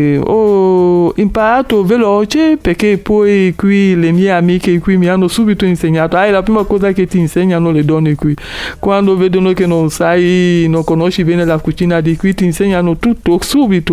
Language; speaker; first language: Italian; non-native, fluent; Bambara